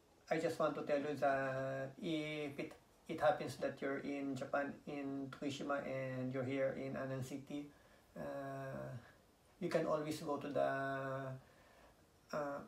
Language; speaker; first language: English; non-native, local second language; Filipino